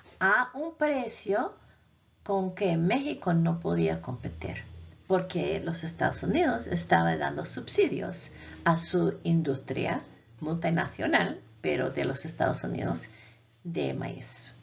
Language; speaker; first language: Spanish; non-native, fluent; English